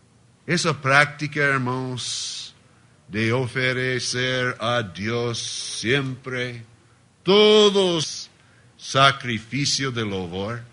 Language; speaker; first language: Spanish; non-native, learner; Portuguese